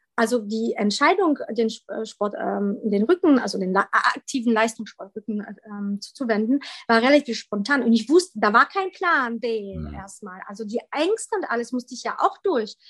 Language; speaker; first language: German; early bilingual, other home language; Polish